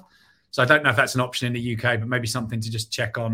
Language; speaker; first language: English; native; English